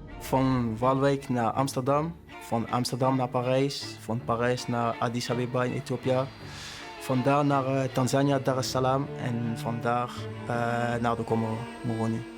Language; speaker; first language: Dutch; non-native, learner; French